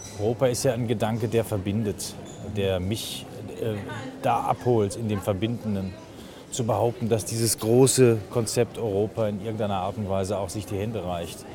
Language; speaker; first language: German; native; German